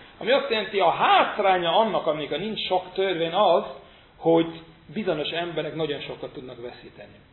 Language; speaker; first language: Hungarian; non-native, fluent; English